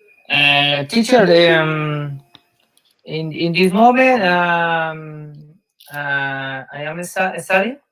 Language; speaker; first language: English; non-native, learner; Spanish